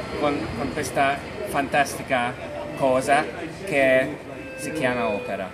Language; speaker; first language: Italian; non-native, learner; Hungarian